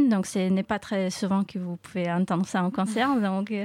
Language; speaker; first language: French; non-native, learner; Ukrainian